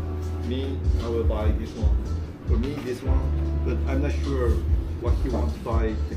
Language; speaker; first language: English; non-native, learner; Korean